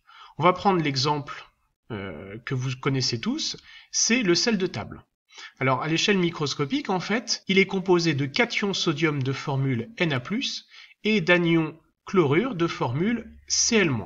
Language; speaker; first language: French; native; French